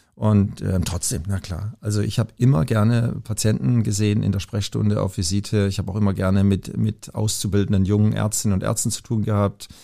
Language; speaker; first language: German; native; German